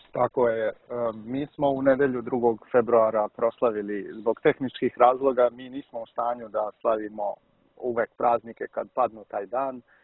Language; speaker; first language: Serbian; early bilingual, heritage; Serbian